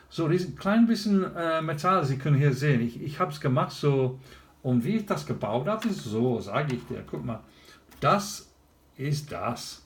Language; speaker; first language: German; non-native, learner; English